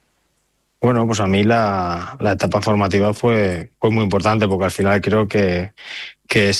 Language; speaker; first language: Spanish; native; Spanish